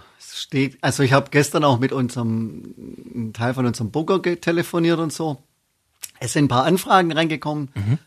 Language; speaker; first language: German; native; German